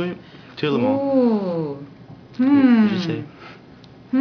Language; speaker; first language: French; non-native, learner; English